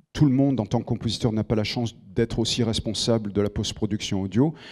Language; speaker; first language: French; native; French